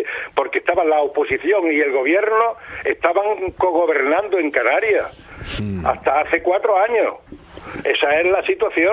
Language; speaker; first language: Spanish; native; Spanish